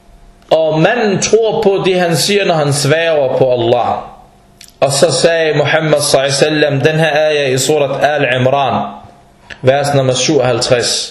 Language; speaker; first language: Danish; non-native, fluent; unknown